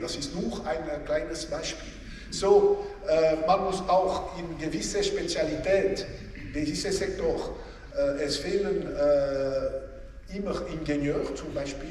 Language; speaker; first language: German; non-native, local second language; French